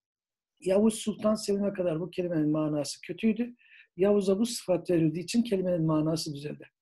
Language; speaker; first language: Turkish; native; Turkish